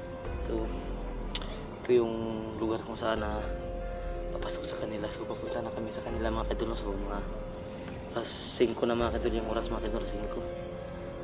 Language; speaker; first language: Filipino; non-native, local second language; Cebuano